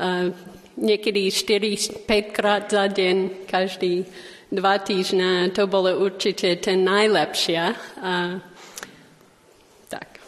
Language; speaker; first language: Slovak; non-native, learner; English